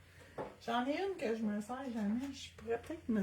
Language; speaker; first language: French; native; French